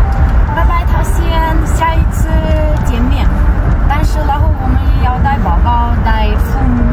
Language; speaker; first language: Chinese; non-native, fluent; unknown